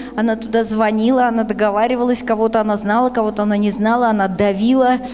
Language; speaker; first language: Russian; native; Russian